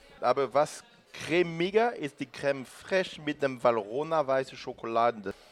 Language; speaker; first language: German; non-native, learner; French